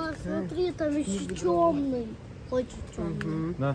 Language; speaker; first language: Russian; early bilingual, heritage; Russian